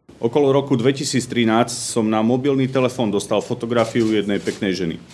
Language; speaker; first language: Slovak; native; Slovak